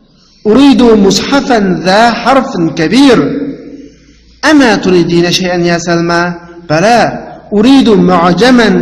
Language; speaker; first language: Arabic; non-native, fluent; Uyghur